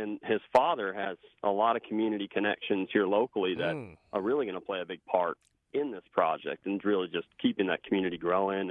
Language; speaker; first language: English; native; English